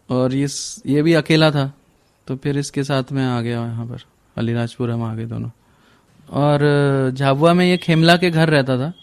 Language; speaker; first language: Hindi; native; Hindi